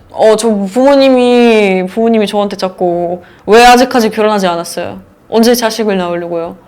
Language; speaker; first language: Korean; non-native, fluent; Russian